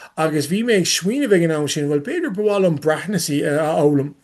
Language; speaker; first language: Irish; non-native, learner; English